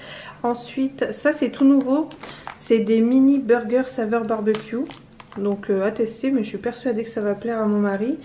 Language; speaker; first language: French; native; French